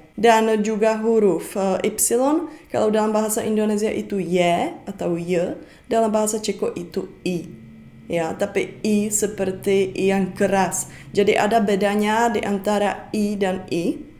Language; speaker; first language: Indonesian; non-native, fluent; Czech